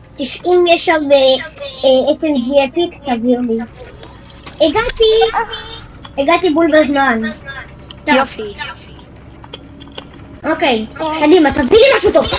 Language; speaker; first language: Hebrew; native; Hebrew